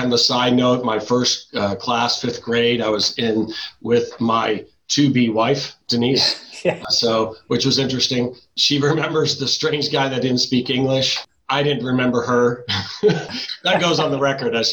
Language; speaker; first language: English; early bilingual, other home language; Dutch